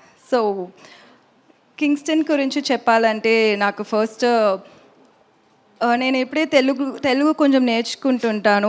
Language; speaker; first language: Telugu; non-native, learner; Tamil